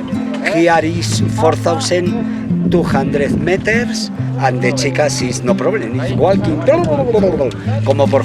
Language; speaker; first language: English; non-native, learner; Spanish